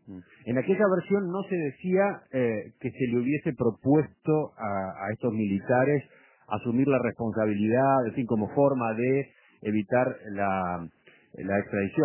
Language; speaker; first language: Spanish; native; Spanish